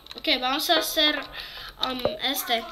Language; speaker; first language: Spanish; early bilingual, heritage; English